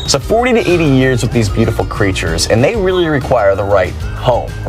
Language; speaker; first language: English; native; English